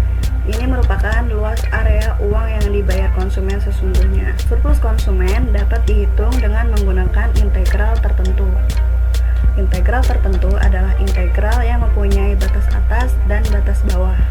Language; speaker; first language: Indonesian; native; Indonesian